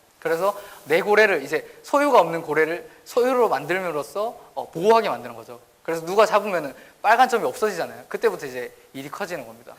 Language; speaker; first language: Korean; native; Korean